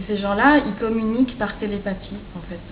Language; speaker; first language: French; native; French